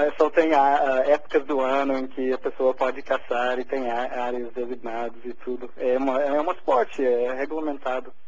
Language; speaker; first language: Portuguese; non-native, fluent; English